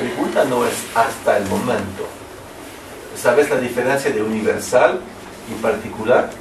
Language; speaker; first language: Spanish; non-native, learner; French